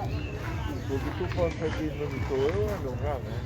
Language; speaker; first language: Spanish; non-native, local second language; Galician